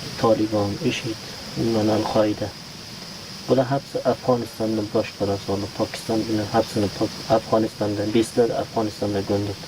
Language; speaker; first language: Turkish; non-native, learner; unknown